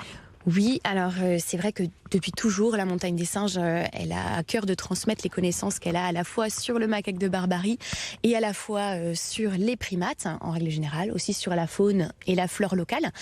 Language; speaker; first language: French; native; French